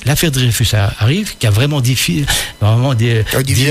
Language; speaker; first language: French; native; French